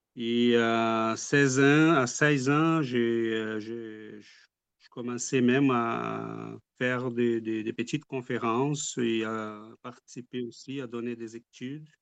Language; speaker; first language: French; non-native, fluent; Portuguese